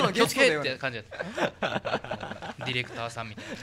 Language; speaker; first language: Japanese; native; Japanese